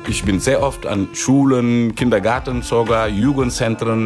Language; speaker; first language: German; non-native, fluent; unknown